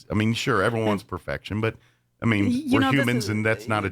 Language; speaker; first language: English; native; English